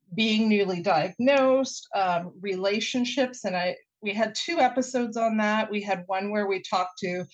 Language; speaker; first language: English; native; English